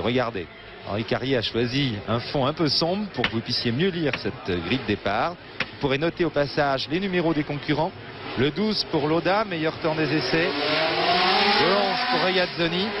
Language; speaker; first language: French; native; French